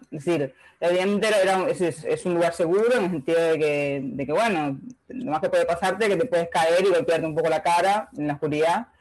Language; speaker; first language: Spanish; native; Spanish